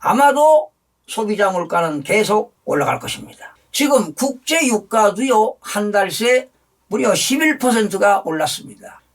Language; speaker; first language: Korean; native; Korean